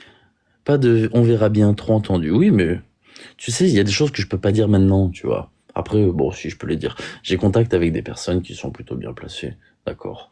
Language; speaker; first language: French; native; French